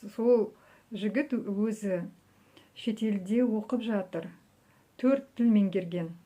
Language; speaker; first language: Kazakh; native; Kazakh